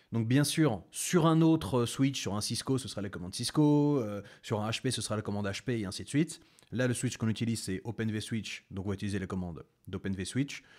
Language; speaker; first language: French; native; French